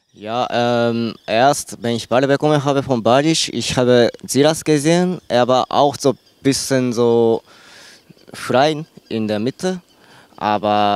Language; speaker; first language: German; non-native, learner; Japanese